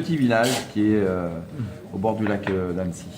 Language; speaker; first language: French; native; French